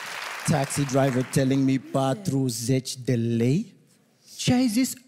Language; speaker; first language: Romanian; non-native, fluent; English